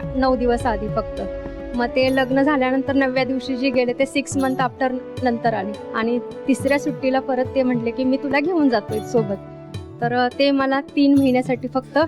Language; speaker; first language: Marathi; native; Marathi